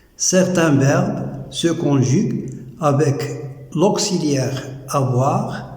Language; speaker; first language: French; non-native, local second language; Arabic